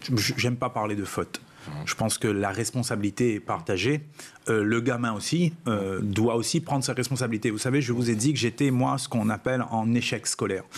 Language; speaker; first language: French; non-native, local second language; Réunion Creole French